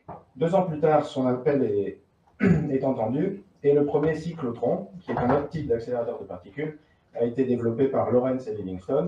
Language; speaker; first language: French; native; French